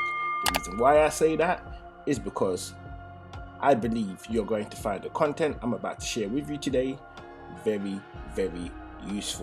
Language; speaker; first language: English; native; English